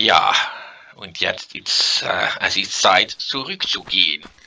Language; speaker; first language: German; non-native, learner; Dutch